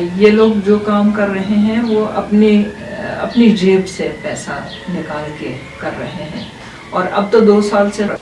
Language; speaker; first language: Urdu; non-native, local second language; Kashmiri